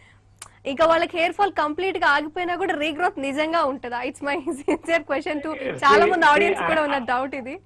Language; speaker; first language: Telugu; native; Telugu